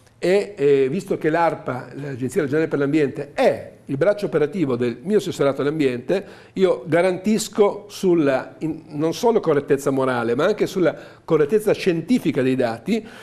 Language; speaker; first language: Italian; native; Italian